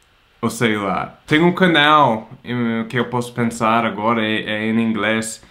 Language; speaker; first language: Portuguese; non-native, fluent; English